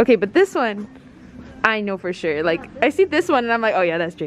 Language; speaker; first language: English; native; English